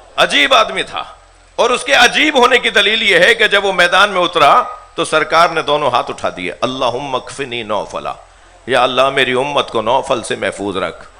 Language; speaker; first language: Urdu; non-native, local second language; Sindhi